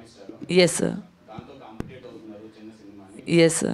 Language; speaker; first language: Telugu; non-native, local second language; Hindi